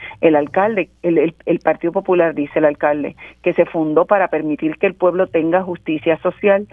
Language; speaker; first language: Spanish; native; Spanish